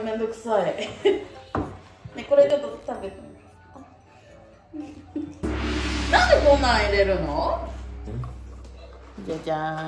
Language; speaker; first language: Japanese; native; Japanese